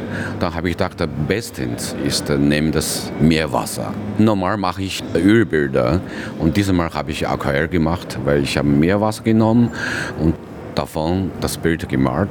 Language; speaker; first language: German; non-native, learner; Chinese